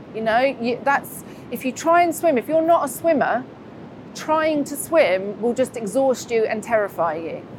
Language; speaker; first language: English; native; English